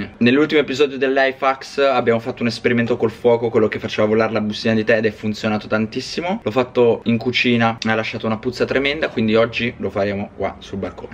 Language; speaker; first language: Italian; native; Italian